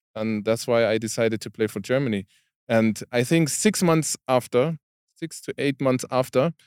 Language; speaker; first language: English; non-native, fluent; German